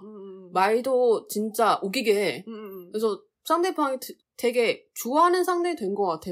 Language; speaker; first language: Korean; non-native, learner; Chinese